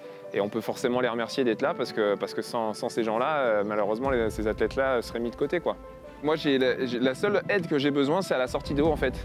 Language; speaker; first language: French; native; French